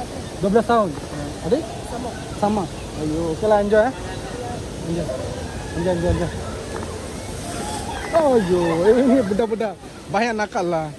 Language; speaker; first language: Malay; non-native, learner; Bangla